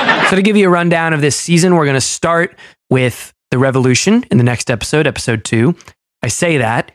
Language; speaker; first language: English; native; English